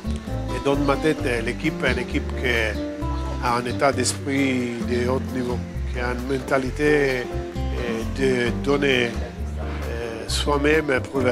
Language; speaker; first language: French; non-native, fluent; Italian